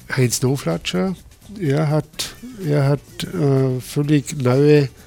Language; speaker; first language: German; native; German